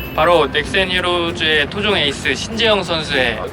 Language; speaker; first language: Korean; native; Korean